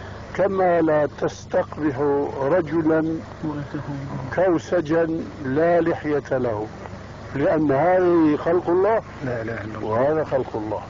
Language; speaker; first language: Arabic; early bilingual, other home language; Albanian